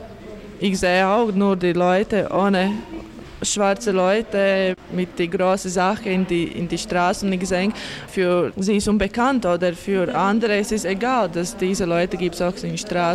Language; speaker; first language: German; non-native, learner; Latvian